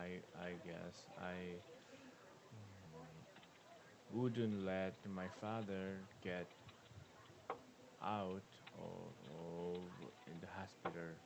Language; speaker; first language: English; non-native, learner; Korean